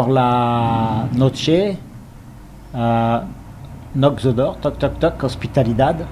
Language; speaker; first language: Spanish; non-native, learner; French